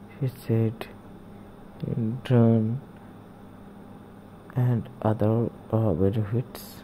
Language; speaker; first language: English; non-native, learner; Bangla